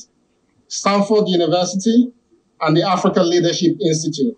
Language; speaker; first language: English; non-native, local second language; Yoruba